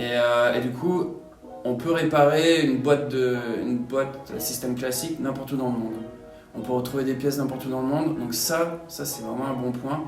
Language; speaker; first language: French; native; French